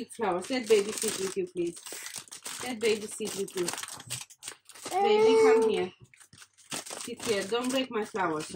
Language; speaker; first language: English; non-native, learner; Romanian